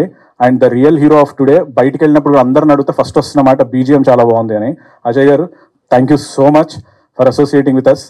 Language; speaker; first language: Telugu; native; Telugu